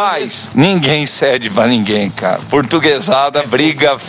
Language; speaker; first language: Portuguese; native; Portuguese